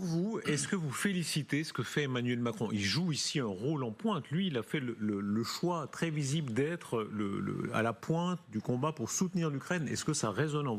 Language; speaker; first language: French; native; French